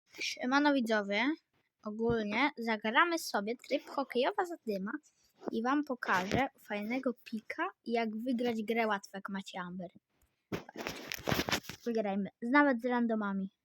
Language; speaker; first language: Polish; native; Polish